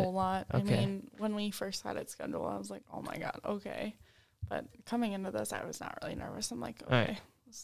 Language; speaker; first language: English; native; English